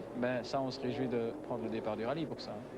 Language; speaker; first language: French; native; French